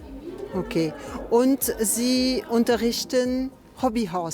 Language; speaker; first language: German; non-native, fluent; French